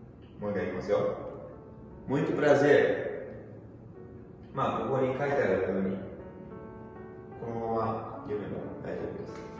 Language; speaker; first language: Japanese; non-native, fluent; Portuguese